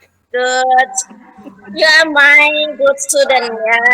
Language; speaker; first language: English; non-native, learner; Indonesian